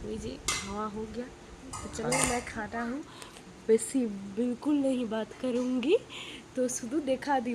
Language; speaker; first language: Hindi; non-native, local second language; Bangla